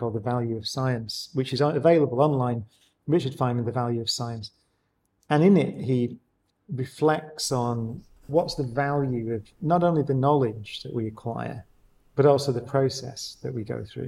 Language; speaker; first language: English; native; English